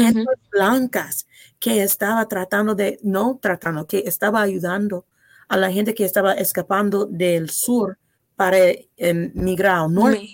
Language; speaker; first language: Spanish; non-native, fluent; English